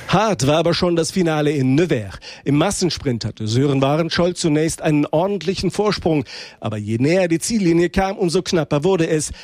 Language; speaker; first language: German; native; German